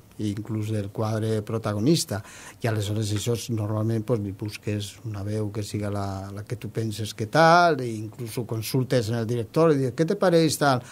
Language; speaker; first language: Catalan; non-native, local second language; Spanish